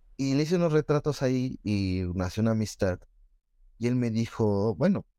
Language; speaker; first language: Spanish; native; Spanish